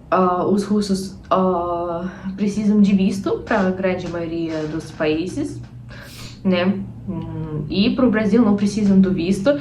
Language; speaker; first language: Portuguese; non-native, fluent; Russian